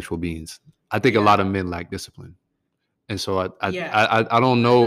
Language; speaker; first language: English; native; English